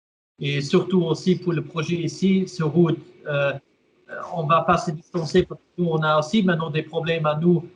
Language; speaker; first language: French; non-native, fluent; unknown